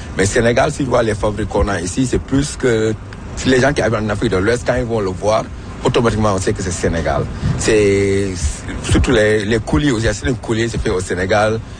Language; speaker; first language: French; non-native, local second language; Wolof